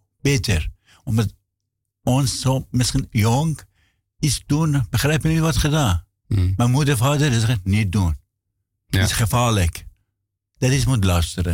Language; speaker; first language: Dutch; non-native, learner; Persian